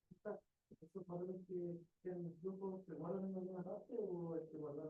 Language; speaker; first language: Spanish; native; Spanish